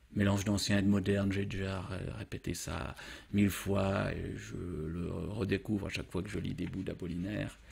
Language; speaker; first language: French; native; French